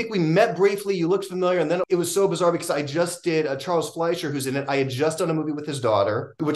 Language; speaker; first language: English; native; English